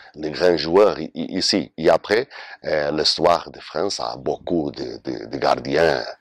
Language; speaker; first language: French; non-native, learner; Portuguese